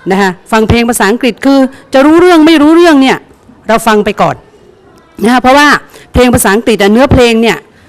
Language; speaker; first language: Thai; native; Thai